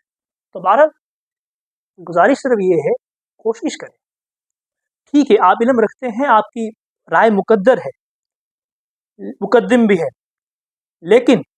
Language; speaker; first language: Urdu; native; Urdu